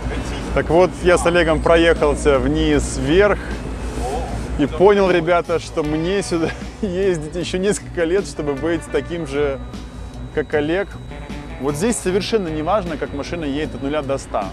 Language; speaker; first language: Russian; native; Russian